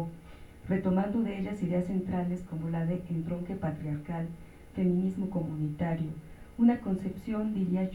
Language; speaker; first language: Spanish; native; Spanish